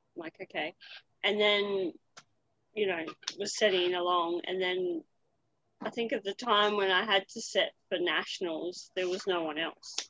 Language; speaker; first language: English; native; English